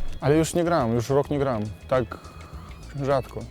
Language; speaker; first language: Polish; non-native, fluent; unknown